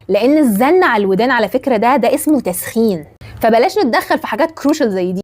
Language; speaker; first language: Arabic; native; Arabic